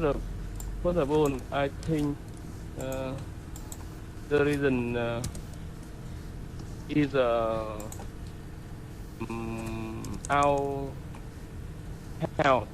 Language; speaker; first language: English; non-native, learner; Vietnamese